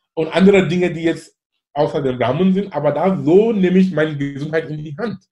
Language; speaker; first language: German; non-native, fluent; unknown